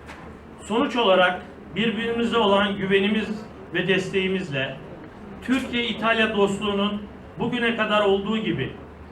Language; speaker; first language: Turkish; native; Turkish